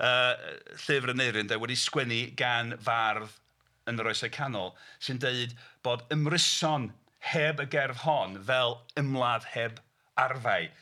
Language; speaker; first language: Welsh; non-native, fluent; English